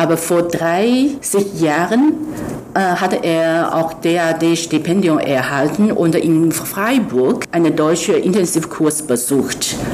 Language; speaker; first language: German; non-native, fluent; Chinese